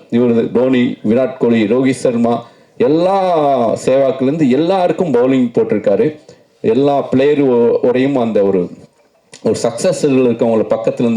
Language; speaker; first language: Tamil; native; Tamil